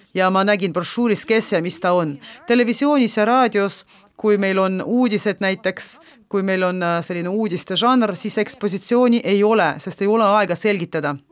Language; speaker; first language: Estonian; non-native, local second language; Russian